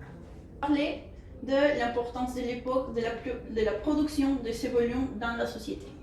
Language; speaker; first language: French; non-native, learner; Spanish